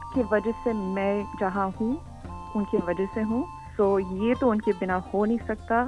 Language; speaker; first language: Hindi; early bilingual, heritage; Hindi